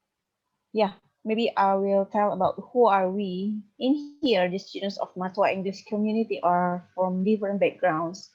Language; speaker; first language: English; non-native, learner; Indonesian